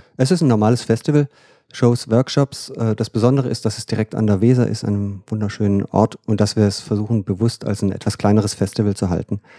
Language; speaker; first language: German; native; German